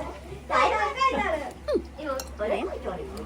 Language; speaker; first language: Japanese; native; Japanese